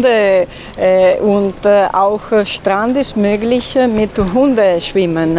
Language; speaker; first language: German; non-native, learner; Italian